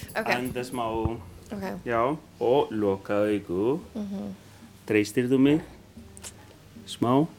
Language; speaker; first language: Icelandic; non-native, fluent; Spanish